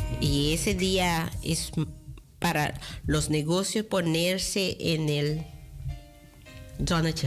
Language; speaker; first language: Spanish; non-native, local second language; Dutch